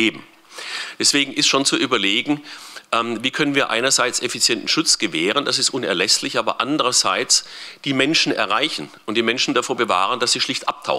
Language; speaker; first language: German; native; German